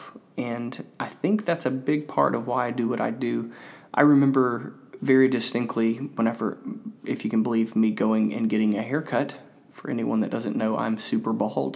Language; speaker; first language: English; native; English